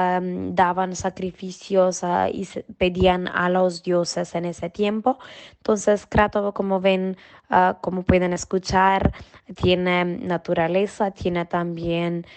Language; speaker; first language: Spanish; non-native, fluent; Macedonian